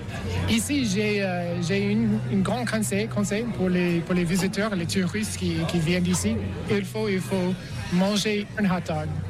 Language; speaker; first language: French; non-native, learner; English